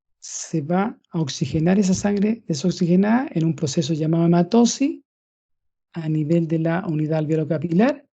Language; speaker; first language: Spanish; native; Spanish